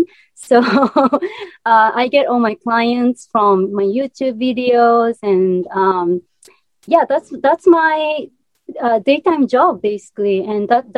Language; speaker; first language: English; non-native, fluent; Japanese